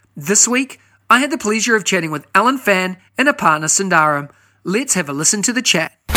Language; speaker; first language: English; native; English